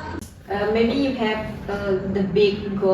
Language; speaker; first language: English; non-native, learner; Indonesian